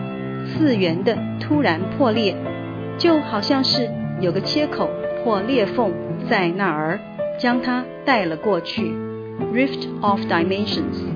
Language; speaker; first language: Chinese; native; Chinese